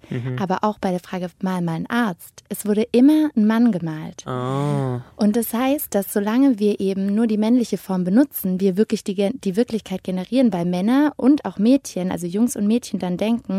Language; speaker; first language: German; native; German